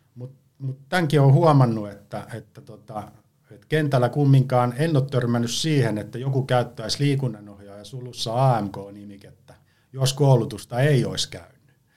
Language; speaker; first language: Finnish; native; Finnish